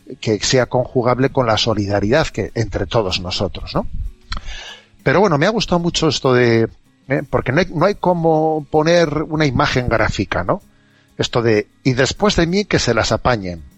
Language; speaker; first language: Spanish; native; Spanish